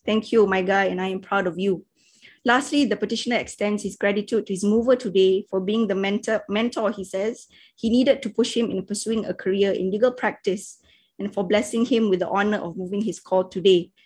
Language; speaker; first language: English; non-native, local second language; Malay